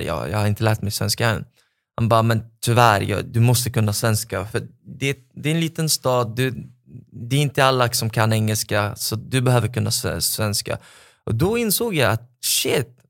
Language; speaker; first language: Swedish; non-native, fluent; Arabic